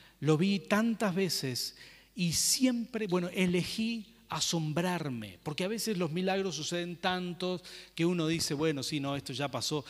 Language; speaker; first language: Spanish; native; Spanish